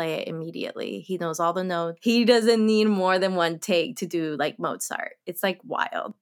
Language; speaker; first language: English; early bilingual, other home language; Spanish